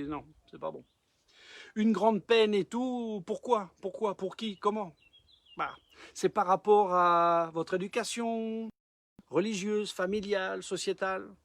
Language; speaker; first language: French; native; French